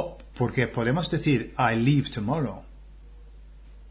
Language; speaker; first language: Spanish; non-native, fluent; English